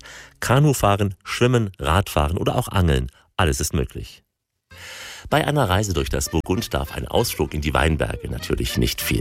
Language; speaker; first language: German; native; German